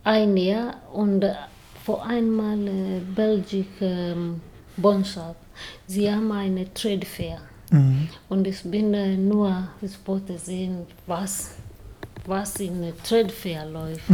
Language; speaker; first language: German; non-native, learner; Swahili